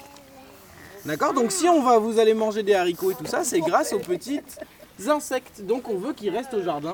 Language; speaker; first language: French; native; French